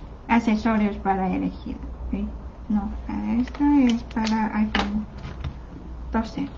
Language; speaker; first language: Spanish; non-native, learner; Chinese